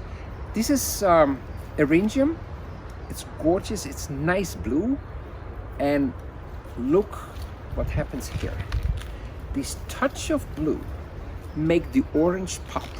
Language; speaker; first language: English; non-native, fluent; Dutch